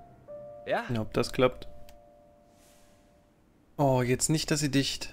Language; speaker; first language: German; native; German